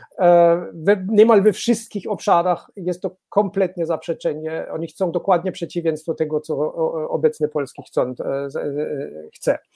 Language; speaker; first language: Polish; non-native, fluent; German